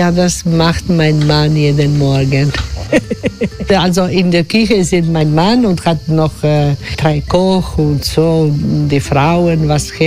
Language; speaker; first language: German; non-native, learner; Croatian